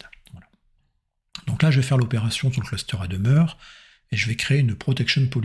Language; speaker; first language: French; native; French